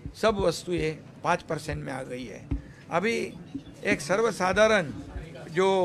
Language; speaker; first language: Hindi; non-native, local second language; Marathi